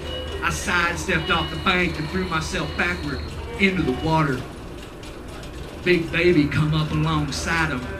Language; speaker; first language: English; native; English